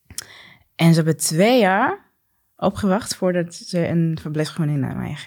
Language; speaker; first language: Dutch; non-native, learner; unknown